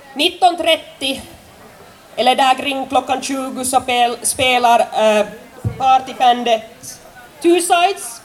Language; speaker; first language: Swedish; non-native, local second language; Finnish